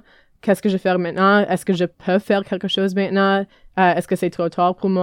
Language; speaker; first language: French; non-native, learner; English